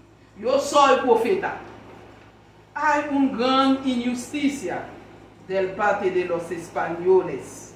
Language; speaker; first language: Spanish; non-native, learner; Haitian Creole